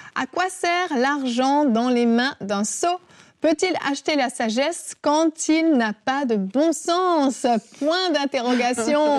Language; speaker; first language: French; native; French